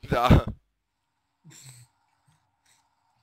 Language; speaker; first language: German; non-native, learner; Bulgarian